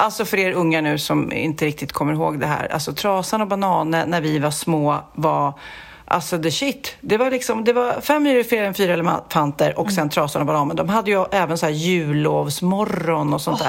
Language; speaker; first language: Swedish; native; Swedish